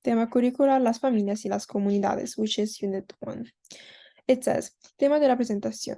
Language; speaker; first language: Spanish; non-native, learner; Korean